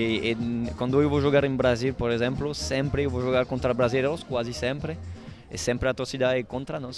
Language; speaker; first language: Portuguese; non-native, learner; Italian